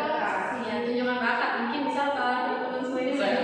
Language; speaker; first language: Indonesian; native; Indonesian